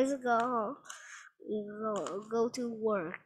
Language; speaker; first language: English; non-native, learner; Vietnamese